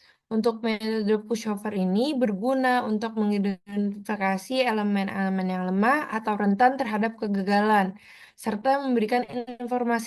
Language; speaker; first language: Indonesian; native; Indonesian